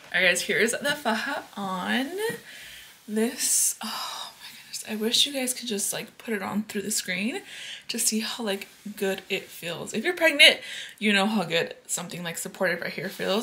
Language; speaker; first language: English; early bilingual, other home language; Spanish